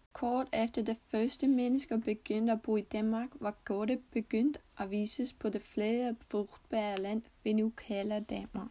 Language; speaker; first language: Danish; non-native, learner; Icelandic